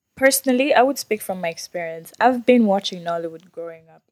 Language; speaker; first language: English; non-native, local second language; Swahili